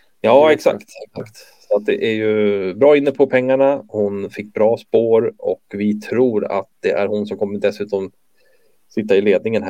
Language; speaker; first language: Swedish; native; Swedish